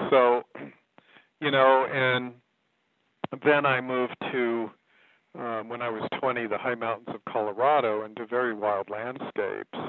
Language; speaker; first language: English; native; English